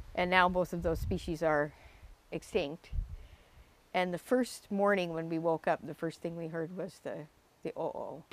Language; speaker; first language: English; native; English